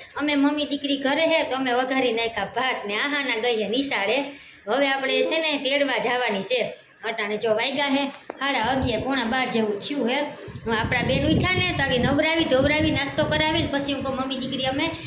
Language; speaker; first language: Gujarati; native; Gujarati